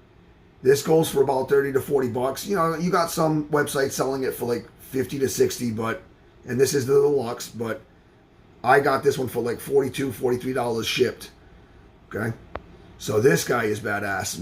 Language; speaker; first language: English; native; English